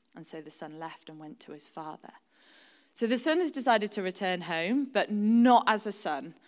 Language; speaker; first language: English; native; English